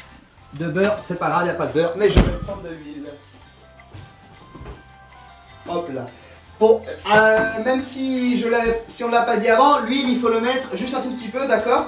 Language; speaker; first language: French; non-native, learner; Spanish